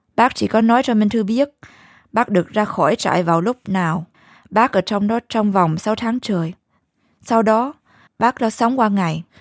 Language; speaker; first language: Vietnamese; early bilingual, heritage; Vietnamese